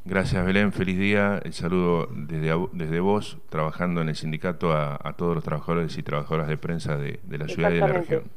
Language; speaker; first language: Spanish; native; Spanish